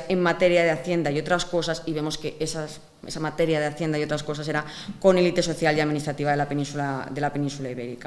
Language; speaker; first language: Spanish; native; Spanish